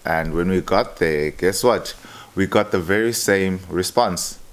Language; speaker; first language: English; non-native, local second language; Xhosa